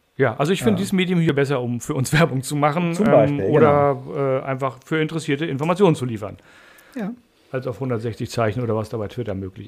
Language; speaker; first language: German; native; German